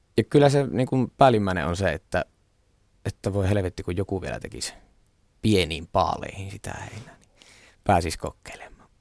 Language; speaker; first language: Finnish; native; Finnish